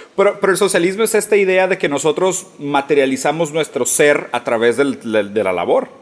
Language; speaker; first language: Spanish; early bilingual, other home language; Portuguese